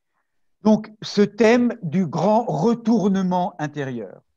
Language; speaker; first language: French; native; French